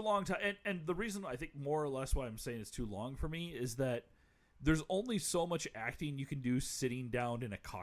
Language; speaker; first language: English; native; English